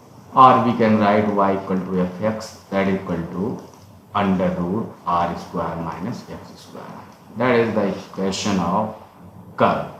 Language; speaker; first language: English; non-native, local second language; Hindi